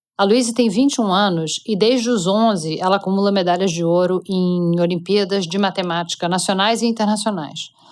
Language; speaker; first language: Portuguese; native; Portuguese